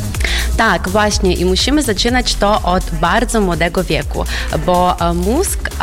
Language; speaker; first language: Polish; non-native, fluent; Ukrainian